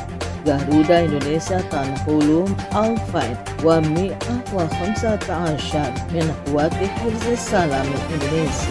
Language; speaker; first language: Arabic; non-native, fluent; Indonesian